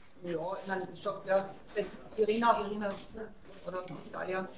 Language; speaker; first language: German; native; German